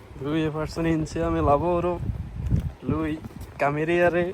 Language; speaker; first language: Italian; non-native, learner; Bangla